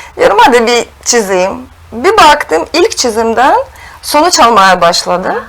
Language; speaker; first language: Turkish; non-native, fluent; Russian